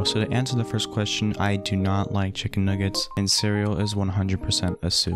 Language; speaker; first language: English; native; English